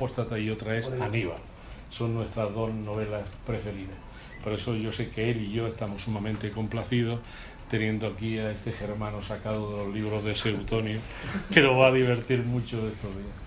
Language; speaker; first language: Spanish; native; Spanish